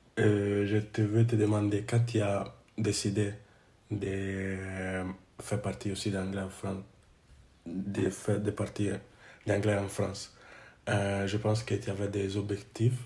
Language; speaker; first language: French; non-native, learner; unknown